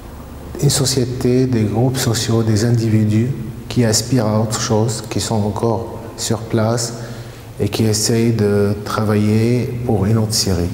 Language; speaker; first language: French; non-native, fluent; Arabic